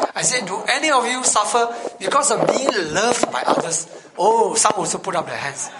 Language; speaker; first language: English; non-native, local second language; Chinese